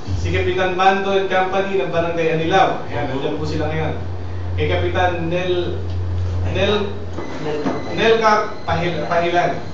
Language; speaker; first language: Filipino; native; Filipino